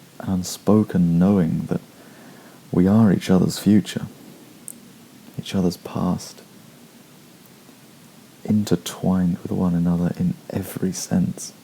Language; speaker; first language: English; native; English